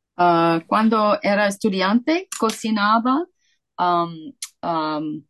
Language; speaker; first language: Spanish; non-native, fluent; Russian